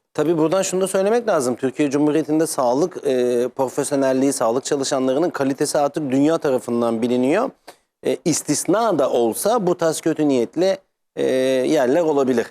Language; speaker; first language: Turkish; native; Turkish